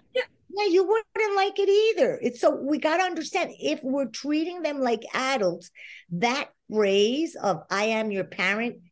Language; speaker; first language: English; non-native, fluent; Spanish